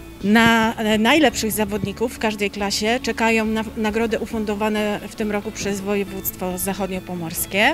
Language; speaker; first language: Polish; native; Polish